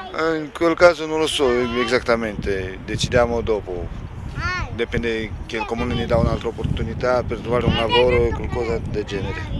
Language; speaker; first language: Italian; non-native, learner; Romanian